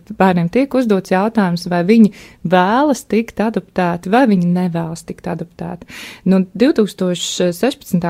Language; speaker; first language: Latvian; native; Latvian